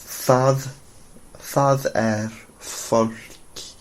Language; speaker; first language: Icelandic; non-native, learner; English